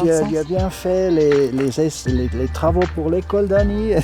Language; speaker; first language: French; non-native, local second language; German